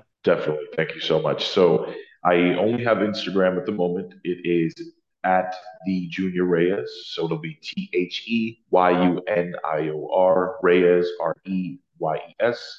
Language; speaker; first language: English; early bilingual, other home language; Spanish